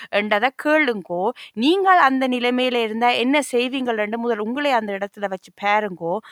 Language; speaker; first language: Tamil; native; Tamil